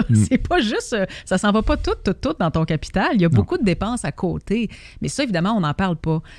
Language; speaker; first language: French; native; French